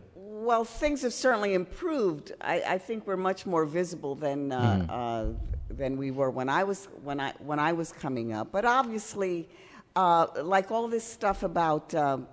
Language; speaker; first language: English; early bilingual, other home language; Spanish